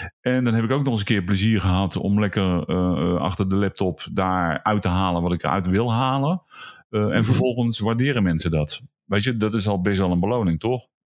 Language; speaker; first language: Dutch; native; Dutch